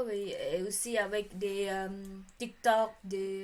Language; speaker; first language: French; non-native, learner; Khmer